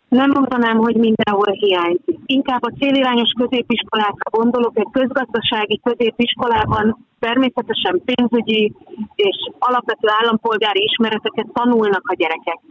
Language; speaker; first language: Hungarian; native; Hungarian